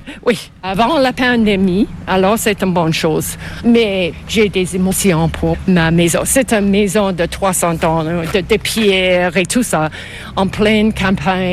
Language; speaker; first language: French; non-native, fluent; English